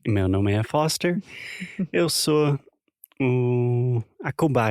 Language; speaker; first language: Portuguese; non-native, fluent; English